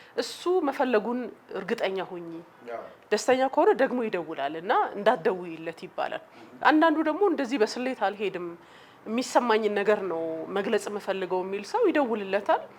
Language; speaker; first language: Amharic; native; Amharic